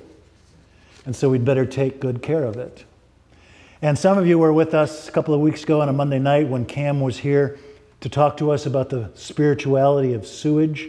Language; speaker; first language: English; native; English